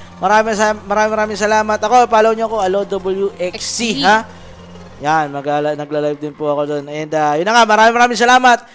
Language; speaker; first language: Filipino; native; Filipino